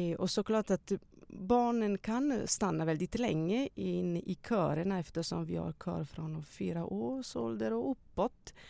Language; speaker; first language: Swedish; non-native, fluent; Italian